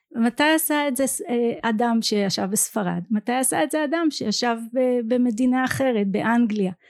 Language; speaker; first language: Hebrew; native; Hebrew